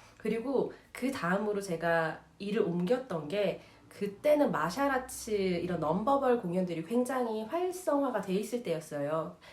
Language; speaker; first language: Korean; native; Korean